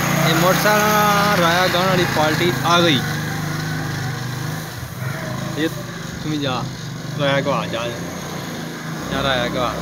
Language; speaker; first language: Hindi; non-native, local second language; Punjabi